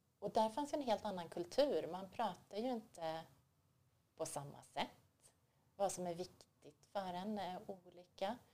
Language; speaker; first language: Swedish; native; Swedish